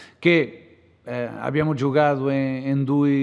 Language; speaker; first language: Italian; non-native, fluent; Portuguese